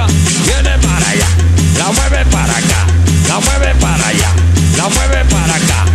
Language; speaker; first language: Spanish; native; Spanish